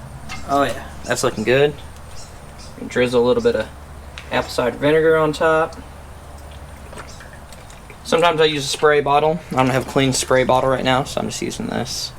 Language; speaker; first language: English; native; English